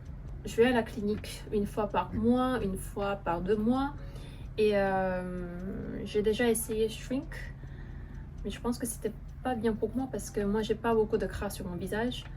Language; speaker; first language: French; non-native, fluent; Korean